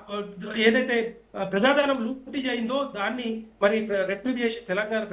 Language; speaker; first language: Telugu; native; Telugu